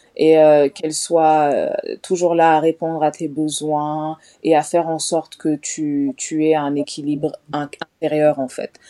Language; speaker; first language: French; non-native, local second language; Wolof